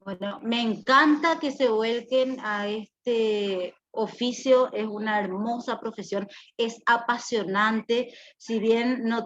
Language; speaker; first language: Spanish; native; Spanish